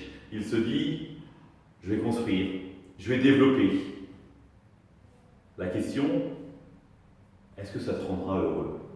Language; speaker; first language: French; native; French